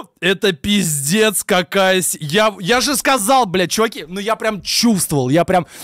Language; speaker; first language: Russian; native; Russian